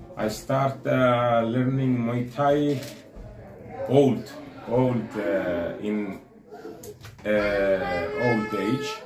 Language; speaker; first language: English; non-native, learner; Greek